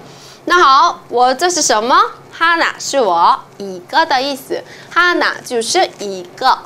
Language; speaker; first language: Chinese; non-native, fluent; Korean